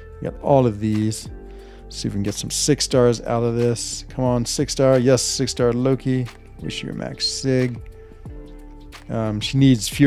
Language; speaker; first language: English; native; English